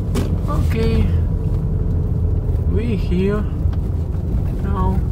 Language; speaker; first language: English; non-native, learner; Russian